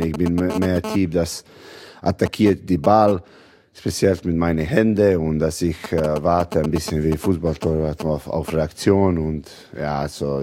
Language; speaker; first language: German; non-native, fluent; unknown